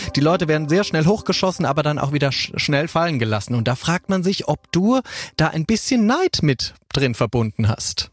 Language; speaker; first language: German; native; German